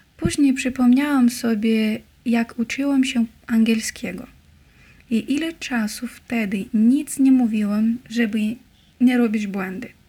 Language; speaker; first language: Polish; non-native, learner; Russian